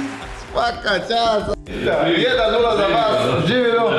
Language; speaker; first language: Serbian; non-native, learner; Portuguese